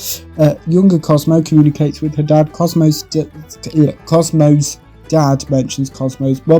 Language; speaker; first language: English; native; English